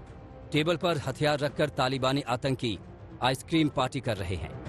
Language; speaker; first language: Hindi; native; Hindi